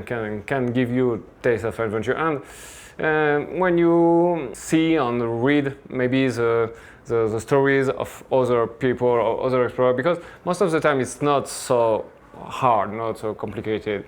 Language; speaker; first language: English; non-native, fluent; French